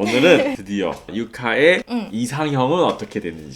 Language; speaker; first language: Korean; native; Korean